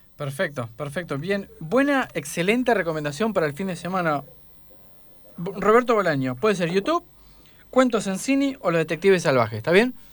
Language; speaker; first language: Spanish; native; Spanish